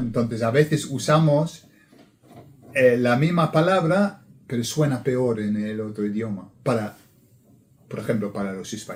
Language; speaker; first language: Spanish; non-native, fluent; English